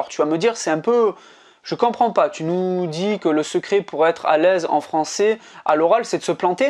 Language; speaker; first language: French; native; French